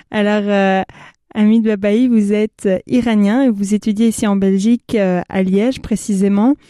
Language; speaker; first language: French; native; French